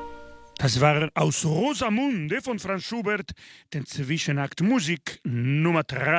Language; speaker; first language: German; non-native, fluent; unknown